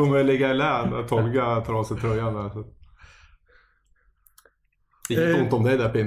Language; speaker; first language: Swedish; native; Swedish